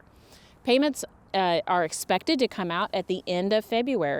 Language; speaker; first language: English; native; English